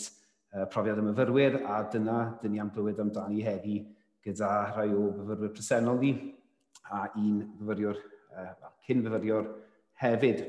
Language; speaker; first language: Welsh; native; Welsh